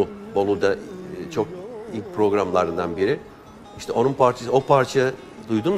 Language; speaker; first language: Turkish; non-native, fluent; English